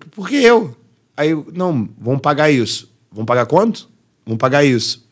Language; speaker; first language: Portuguese; early bilingual, heritage; Portuguese